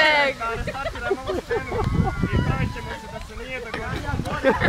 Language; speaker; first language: Croatian; native; Croatian